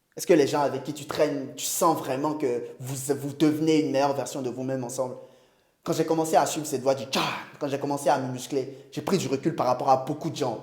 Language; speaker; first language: French; non-native, local second language; Ewe